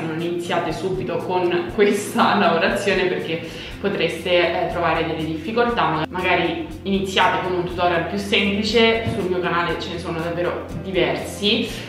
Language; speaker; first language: Italian; native; Italian